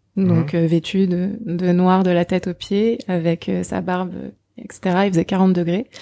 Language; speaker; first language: French; native; French